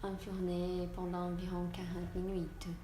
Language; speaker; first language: French; non-native, learner; Portuguese